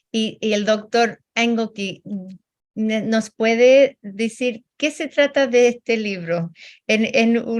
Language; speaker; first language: Spanish; early bilingual, heritage; Spanish